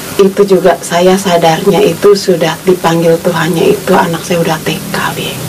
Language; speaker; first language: Indonesian; native; Indonesian